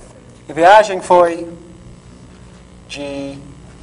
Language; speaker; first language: Portuguese; non-native, fluent; English